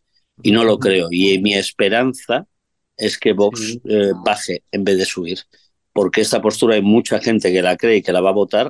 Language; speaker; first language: Spanish; native; Spanish